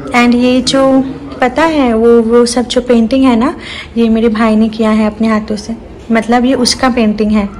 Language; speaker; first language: Hindi; native; Hindi